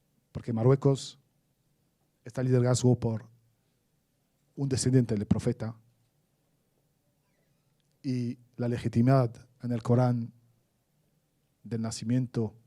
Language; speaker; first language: Spanish; non-native, fluent; Arabic